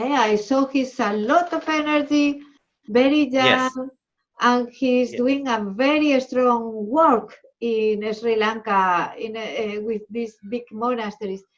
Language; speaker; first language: English; non-native, learner; Spanish